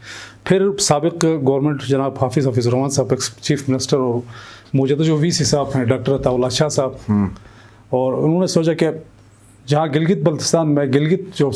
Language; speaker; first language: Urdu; non-native, local second language; Shina